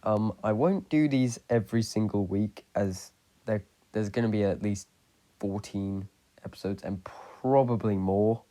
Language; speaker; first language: English; native; English